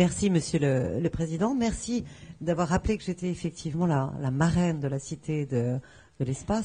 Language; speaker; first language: French; native; French